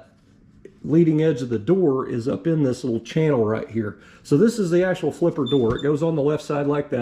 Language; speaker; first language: English; native; English